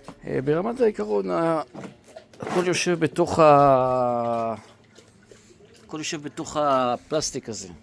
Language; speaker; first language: Hebrew; native; Hebrew